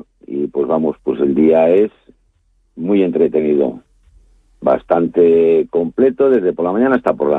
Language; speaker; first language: Spanish; native; Spanish